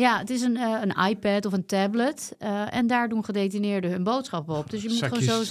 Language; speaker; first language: Dutch; native; Dutch